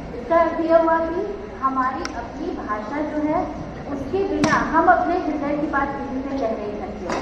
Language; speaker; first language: Hindi; native; Hindi